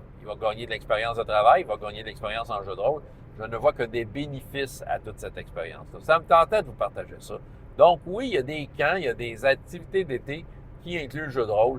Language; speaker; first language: French; native; French